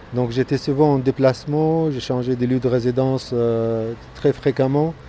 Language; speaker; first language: French; non-native, fluent; Arabic